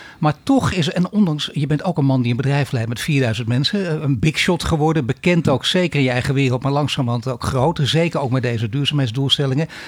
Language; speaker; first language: Dutch; native; Dutch